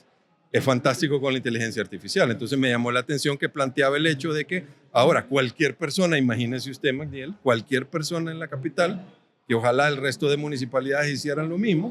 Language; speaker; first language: Spanish; native; Spanish